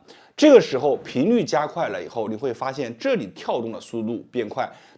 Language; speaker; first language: Chinese; native; Chinese